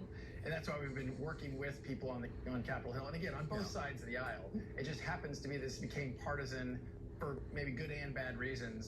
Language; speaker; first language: English; native; English